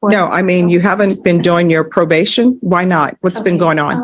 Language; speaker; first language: English; native; English